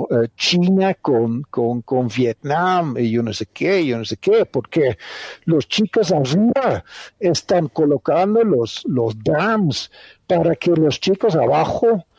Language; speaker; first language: Spanish; non-native, fluent; Dutch